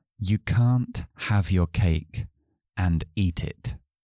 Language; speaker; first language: English; native; English